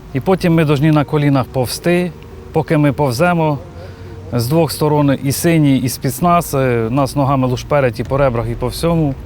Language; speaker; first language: Ukrainian; native; Ukrainian